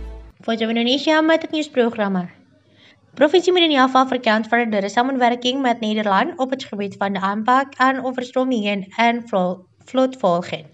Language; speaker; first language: Dutch; non-native, learner; Indonesian